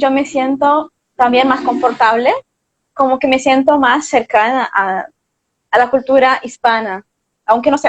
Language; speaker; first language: Spanish; non-native, fluent; Portuguese